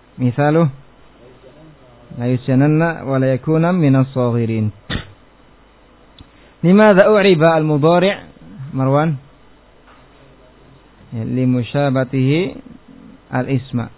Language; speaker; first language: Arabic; non-native, fluent; Indonesian